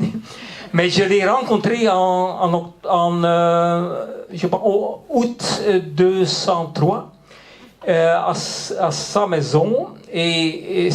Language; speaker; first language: French; non-native, local second language; Dutch